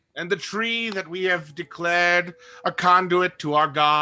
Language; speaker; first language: English; native; English